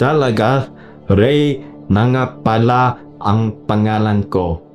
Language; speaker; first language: Filipino; non-native, learner; English